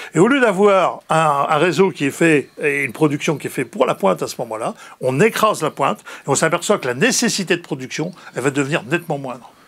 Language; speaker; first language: French; native; French